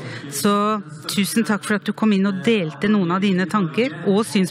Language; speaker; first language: Norwegian; native; Norwegian